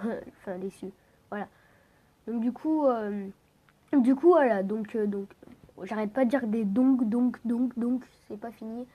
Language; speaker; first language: French; native; French